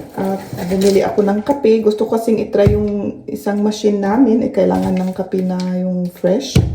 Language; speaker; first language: Filipino; native; Filipino